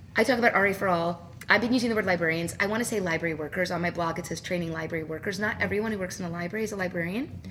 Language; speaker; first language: English; native; English